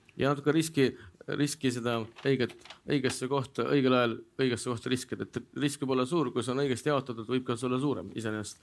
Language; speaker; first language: Estonian; non-native, local second language; Russian